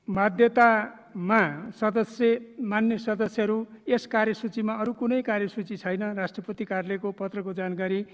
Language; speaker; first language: Nepali; native; Nepali